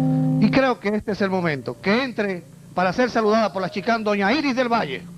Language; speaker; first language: Spanish; native; Spanish